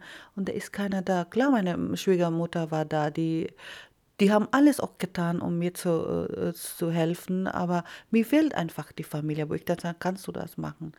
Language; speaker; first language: German; non-native, fluent; Iloko